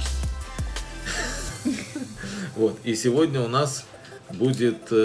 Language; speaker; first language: Russian; native; Russian